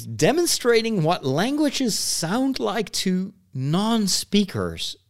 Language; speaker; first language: English; non-native, fluent; Dutch